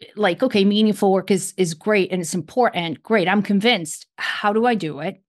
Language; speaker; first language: English; non-native, fluent; Portuguese